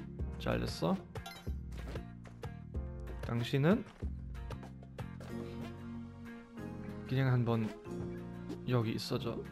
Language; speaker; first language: Korean; non-native, learner; German